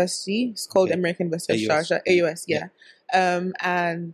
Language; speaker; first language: English; non-native, local second language; Yoruba